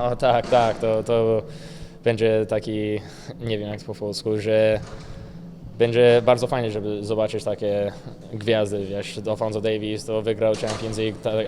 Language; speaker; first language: Polish; early bilingual, heritage; Polish